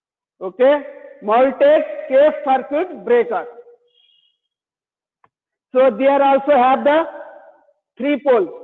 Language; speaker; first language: English; non-native, learner; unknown